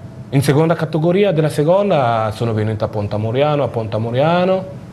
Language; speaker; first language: Italian; non-native, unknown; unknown